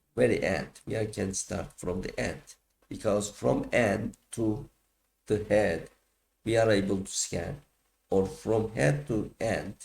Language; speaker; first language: English; non-native, fluent; Turkish